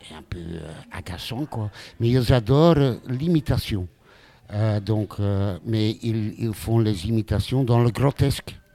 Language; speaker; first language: French; non-native, local second language; Dutch